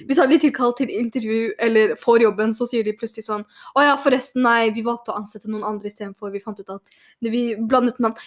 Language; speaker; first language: Norwegian; early bilingual, other home language; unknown